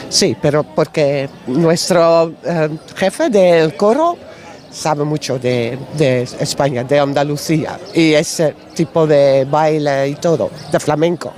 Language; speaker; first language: Spanish; non-native, learner; Dutch